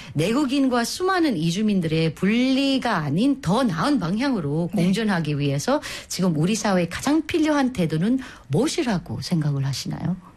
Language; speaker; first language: Korean; non-native, fluent; Filipino